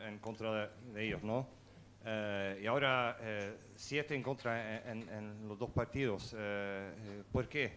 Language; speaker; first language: Spanish; non-native, fluent; Norwegian